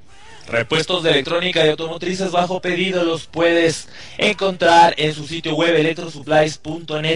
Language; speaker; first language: Spanish; native; Spanish